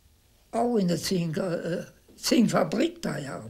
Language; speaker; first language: Dutch; non-native, local second language; German